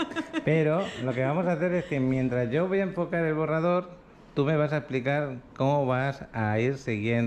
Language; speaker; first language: Spanish; native; Spanish